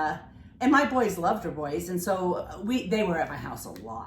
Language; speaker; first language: English; native; English